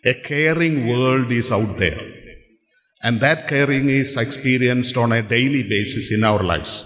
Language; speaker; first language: English; non-native, local second language; Malayalam